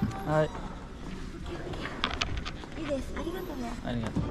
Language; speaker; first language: Japanese; non-native, learner; Nepali